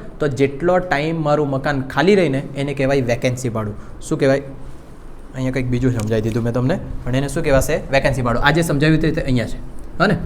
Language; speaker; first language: Gujarati; non-native, local second language; Hindi